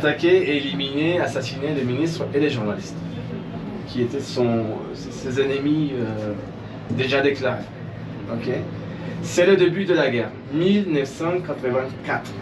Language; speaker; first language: French; non-native, fluent; Spanish